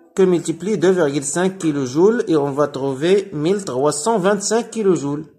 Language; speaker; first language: French; non-native, local second language; Arabic